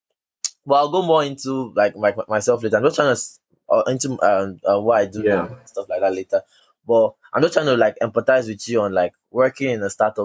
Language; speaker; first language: English; non-native, local second language; Yoruba